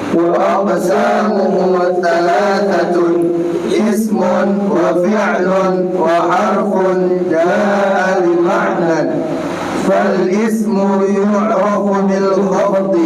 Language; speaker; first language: Arabic; non-native, learner; Indonesian